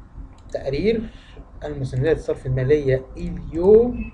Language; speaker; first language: Arabic; native; Arabic